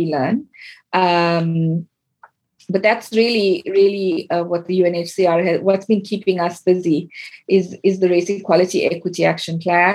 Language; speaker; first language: English; native; English